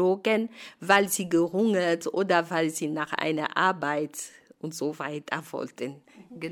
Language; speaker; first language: German; non-native, fluent; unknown